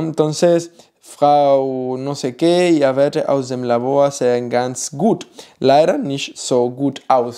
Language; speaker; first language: German; non-native, fluent; Spanish